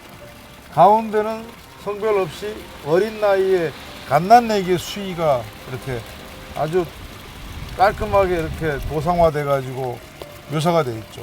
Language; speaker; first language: Korean; native; Korean